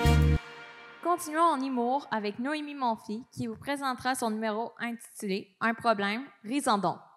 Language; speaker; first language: French; native; French